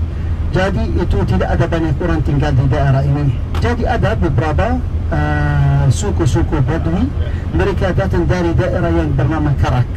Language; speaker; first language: Indonesian; non-native, learner; Arabic